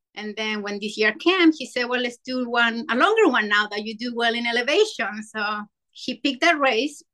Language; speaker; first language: English; non-native, fluent; Spanish